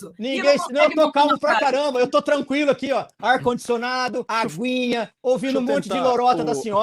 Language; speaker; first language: Portuguese; native; Portuguese